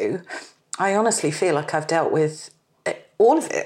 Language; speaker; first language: English; native; English